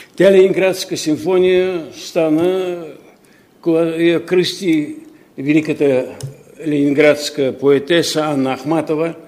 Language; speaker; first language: Bulgarian; non-native, fluent; Russian